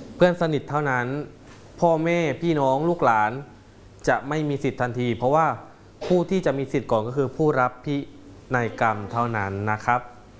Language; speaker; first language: Thai; native; Thai